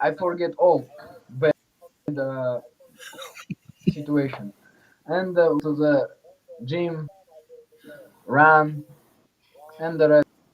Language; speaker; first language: English; non-native, learner; Uzbek